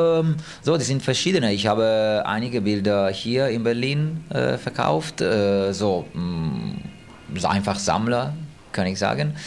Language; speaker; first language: German; non-native, fluent; Italian